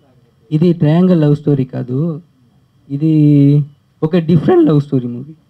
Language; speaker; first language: Telugu; early bilingual, heritage; Telugu